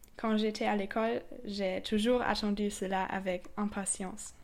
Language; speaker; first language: French; non-native, fluent; German